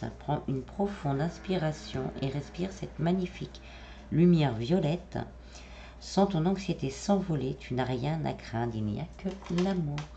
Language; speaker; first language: French; native; French